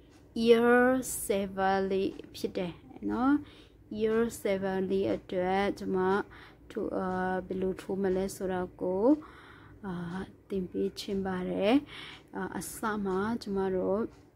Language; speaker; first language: Burmese; non-native, local second language; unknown